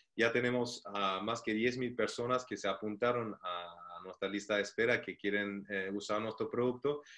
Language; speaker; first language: Spanish; non-native, fluent; German